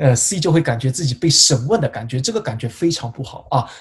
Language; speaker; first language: Chinese; native; Chinese